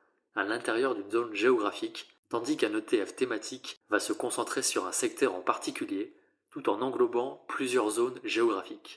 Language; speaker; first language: French; native; French